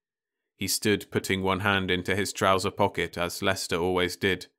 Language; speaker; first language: English; native; English